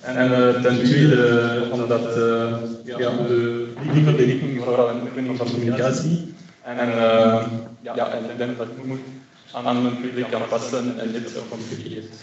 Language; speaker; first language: Dutch; non-native, local second language; French